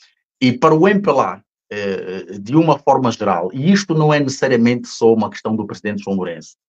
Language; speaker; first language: Portuguese; native; Portuguese